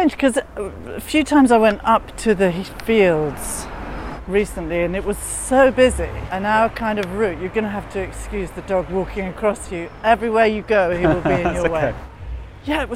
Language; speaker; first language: English; native; English